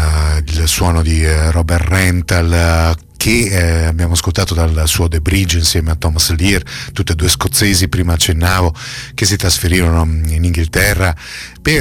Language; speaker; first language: Italian; native; Italian